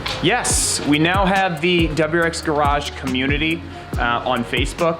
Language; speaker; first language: English; native; English